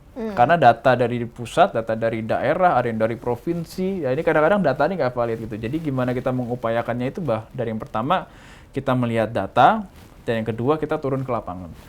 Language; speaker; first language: Indonesian; native; Indonesian